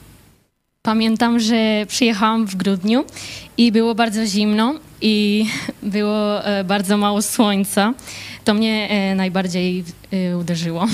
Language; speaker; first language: Polish; early bilingual, heritage; Polish